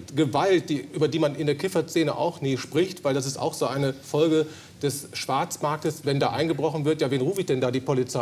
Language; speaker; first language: German; native; German